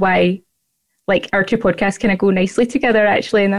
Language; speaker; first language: English; native; English